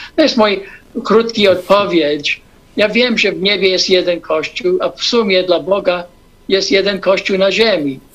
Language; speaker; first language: Polish; non-native, fluent; English